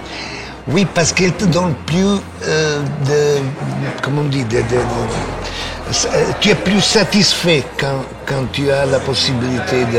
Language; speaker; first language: French; non-native, fluent; Italian